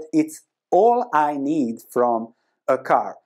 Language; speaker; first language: English; non-native, fluent; Croatian